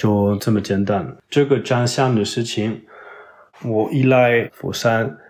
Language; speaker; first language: Chinese; non-native, fluent; French